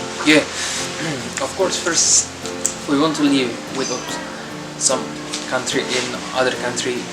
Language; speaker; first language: English; non-native, learner; Arabic